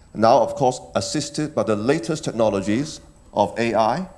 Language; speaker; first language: English; non-native, local second language; Cantonese